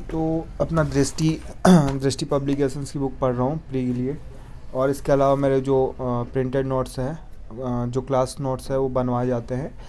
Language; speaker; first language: Hindi; native; Hindi